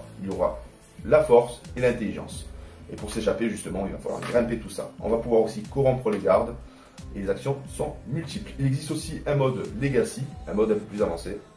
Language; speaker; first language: French; native; French